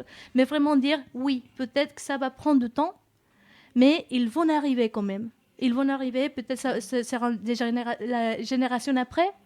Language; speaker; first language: French; non-native, fluent; Spanish